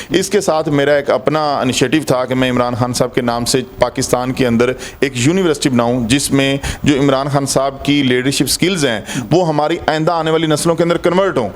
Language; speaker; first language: Urdu; non-native, local second language; Punjabi